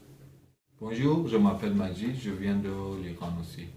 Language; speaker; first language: French; non-native, learner; Persian